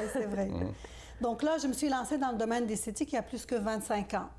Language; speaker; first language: French; native; French